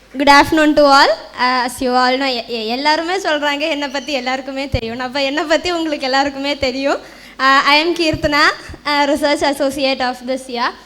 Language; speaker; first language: Tamil; non-native, local second language; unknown